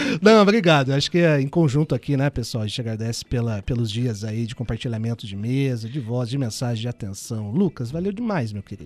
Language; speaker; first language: Portuguese; native; Portuguese